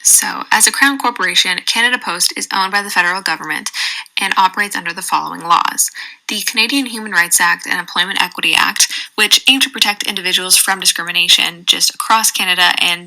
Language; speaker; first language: English; native; English